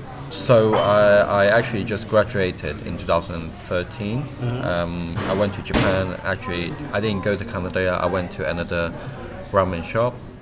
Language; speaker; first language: English; non-native, local second language; Cantonese